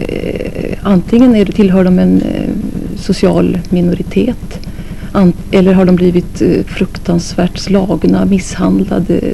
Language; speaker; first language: Swedish; native; Swedish